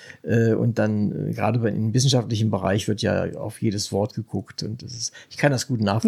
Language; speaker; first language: German; native; German